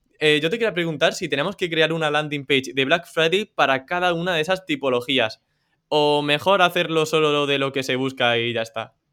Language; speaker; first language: Spanish; native; Spanish